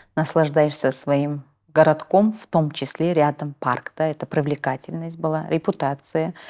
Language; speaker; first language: Russian; non-native, local second language; Kazakh